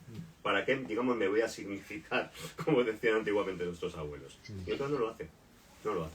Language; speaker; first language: Spanish; native; Spanish